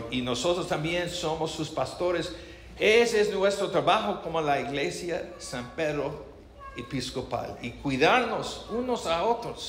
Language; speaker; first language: Spanish; non-native, learner; English